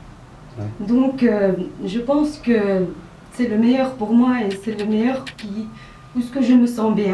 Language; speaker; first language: French; early bilingual, other home language; Khmer